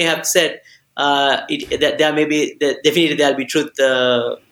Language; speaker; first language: English; non-native, local second language; Sinhala